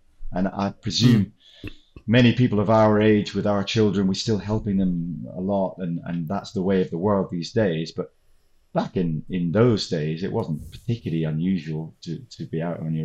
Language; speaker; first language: English; native; English